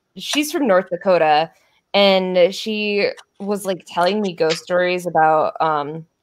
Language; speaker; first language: English; native; English